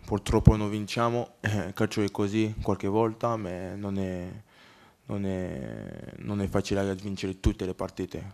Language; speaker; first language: Italian; non-native, learner; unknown